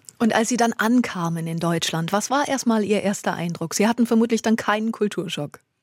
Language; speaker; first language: German; native; German